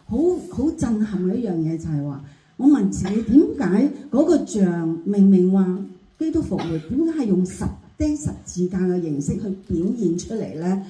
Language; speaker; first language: Cantonese; native; Cantonese